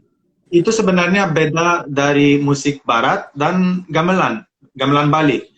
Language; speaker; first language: Indonesian; non-native, fluent; Romanian